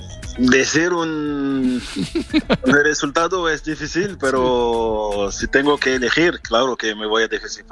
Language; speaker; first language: Spanish; non-native, learner; French